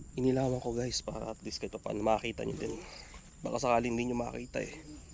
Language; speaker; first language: Filipino; native; Filipino